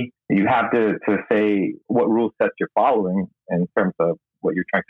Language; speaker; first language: English; non-native, local second language; Cebuano